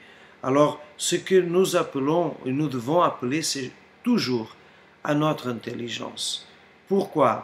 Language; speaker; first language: French; non-native, fluent; Portuguese